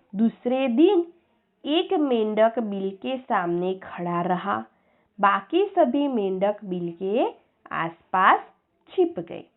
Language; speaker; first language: Hindi; non-native, local second language; Gujarati